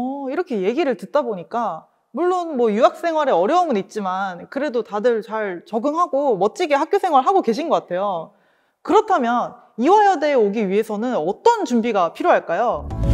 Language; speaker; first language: Korean; native; Korean